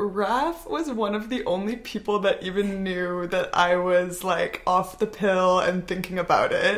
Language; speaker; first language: English; native; English